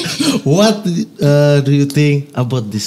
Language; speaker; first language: English; non-native, learner; Indonesian